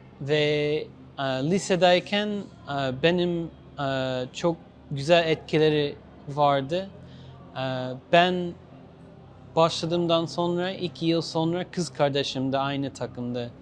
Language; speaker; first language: Turkish; non-native, fluent; English